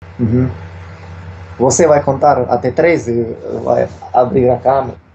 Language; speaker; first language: Portuguese; non-native, fluent; Russian